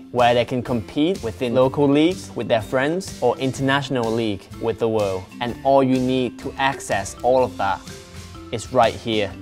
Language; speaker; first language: English; non-native, fluent; Thai